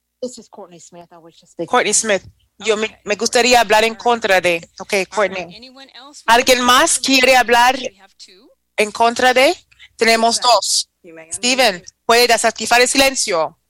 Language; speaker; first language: Spanish; non-native, fluent; English